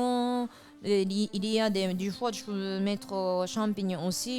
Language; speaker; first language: French; non-native, fluent; Japanese